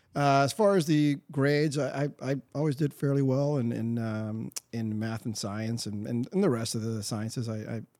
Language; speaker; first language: English; early bilingual, other home language; Spanish